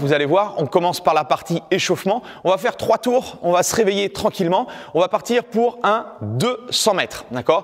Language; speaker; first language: French; native; French